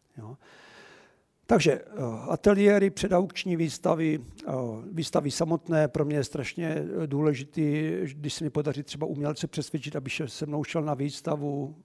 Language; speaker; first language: Czech; native; Czech